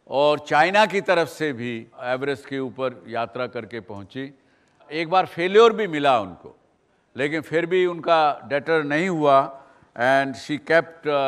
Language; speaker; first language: Hindi; native; Hindi